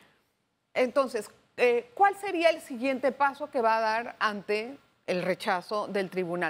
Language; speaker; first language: Spanish; native; Spanish